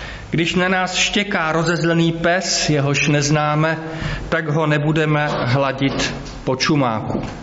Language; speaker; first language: Czech; native; Czech